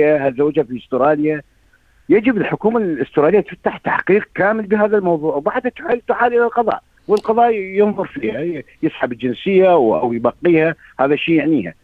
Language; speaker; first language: Arabic; native; Arabic